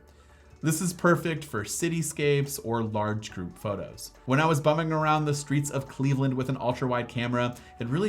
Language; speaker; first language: English; native; English